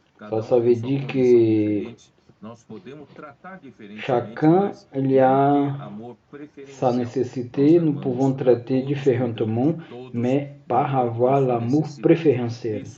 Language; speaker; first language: French; non-native, learner; Portuguese